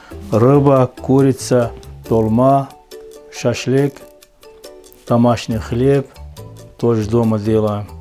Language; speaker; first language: Russian; non-native, fluent; Azerbaijani